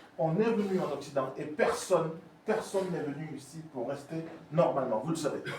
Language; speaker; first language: French; non-native, local second language; Fula